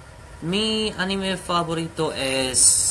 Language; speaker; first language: Spanish; non-native, learner; Korean